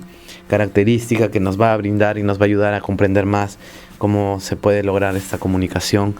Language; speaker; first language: Spanish; native; Spanish